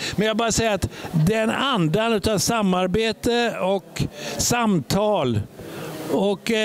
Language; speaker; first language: Swedish; native; Swedish